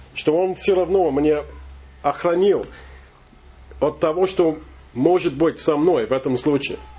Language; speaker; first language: Russian; non-native, fluent; English